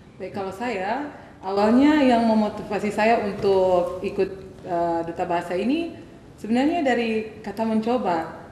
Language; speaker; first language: Indonesian; native; Indonesian